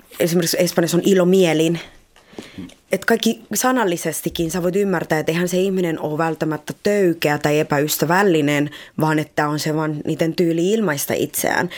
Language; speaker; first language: Finnish; early bilingual, other home language; Spanish